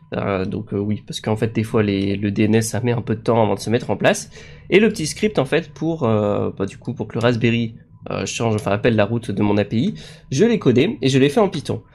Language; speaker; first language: French; native; French